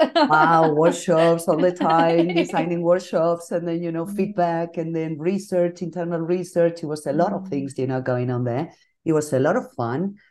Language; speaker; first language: English; non-native, fluent; Spanish